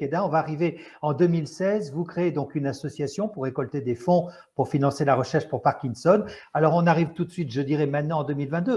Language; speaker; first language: French; native; French